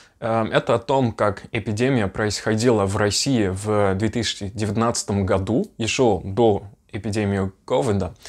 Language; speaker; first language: Russian; non-native, fluent; Dutch